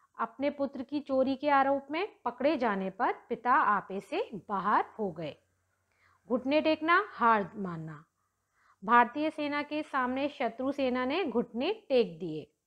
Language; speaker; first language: Hindi; native; Hindi